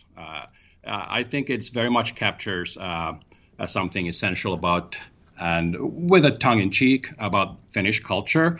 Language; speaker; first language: English; non-native, fluent; Finnish